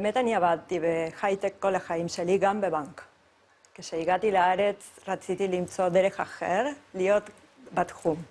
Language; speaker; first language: Hebrew; non-native, fluent; Spanish